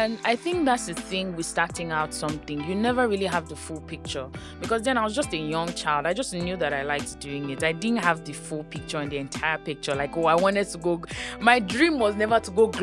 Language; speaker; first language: English; non-native, local second language; Yoruba